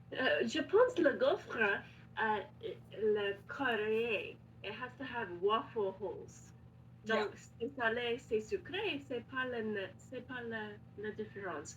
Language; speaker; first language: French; non-native, learner; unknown